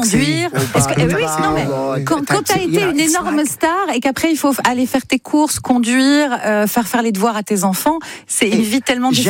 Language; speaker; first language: French; native; French